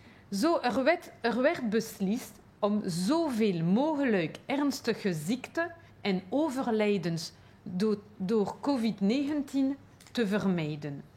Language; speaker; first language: Dutch; non-native, local second language; French